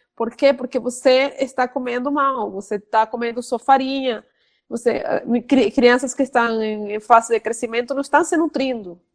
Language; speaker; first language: Portuguese; non-native, fluent; Spanish